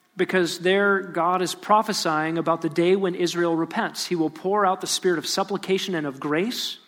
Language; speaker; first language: English; native; English